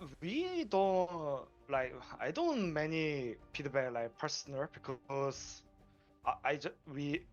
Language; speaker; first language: English; non-native, learner; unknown